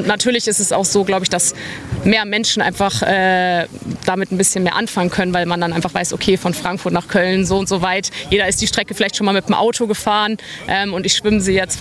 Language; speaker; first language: German; native; German